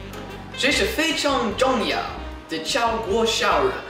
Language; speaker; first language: Chinese; non-native, learner; English